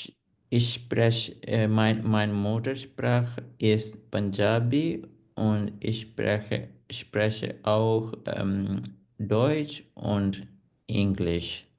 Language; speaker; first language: German; non-native, learner; Punjabi